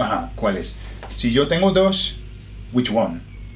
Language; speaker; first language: Spanish; non-native, fluent; English